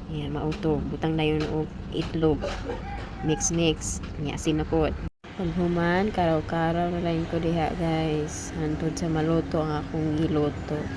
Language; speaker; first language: Cebuano; native; Cebuano